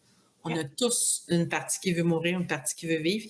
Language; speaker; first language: French; native; French